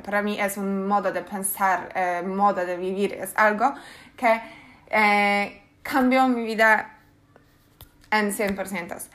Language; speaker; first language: Spanish; non-native, learner; Polish